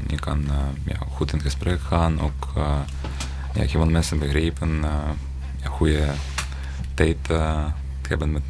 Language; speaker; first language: Dutch; non-native, learner; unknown